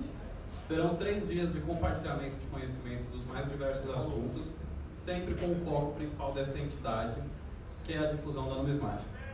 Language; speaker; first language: Portuguese; native; Portuguese